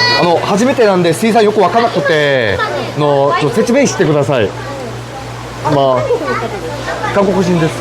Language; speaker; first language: Japanese; non-native, fluent; Korean